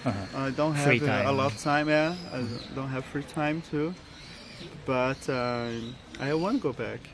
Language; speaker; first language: English; non-native, learner; Portuguese